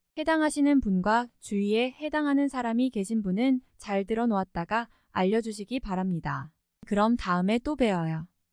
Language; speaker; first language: Korean; native; Korean